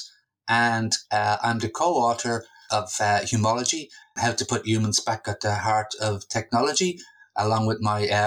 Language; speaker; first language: English; native; English